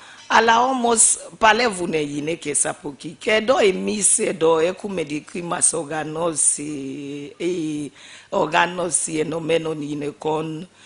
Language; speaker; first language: Greek; non-native, fluent; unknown